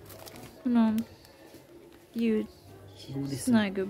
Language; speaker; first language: Swedish; non-native, learner; Japanese